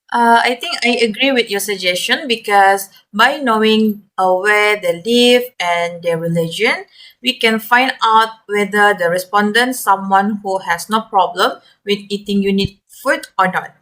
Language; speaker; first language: English; non-native, learner; Malay